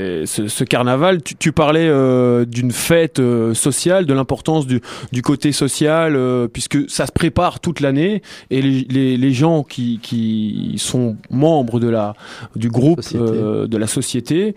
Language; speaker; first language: French; native; French